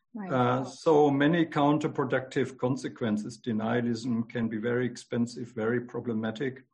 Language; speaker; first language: English; non-native, fluent; German